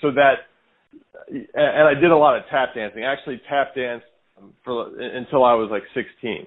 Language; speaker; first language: English; native; English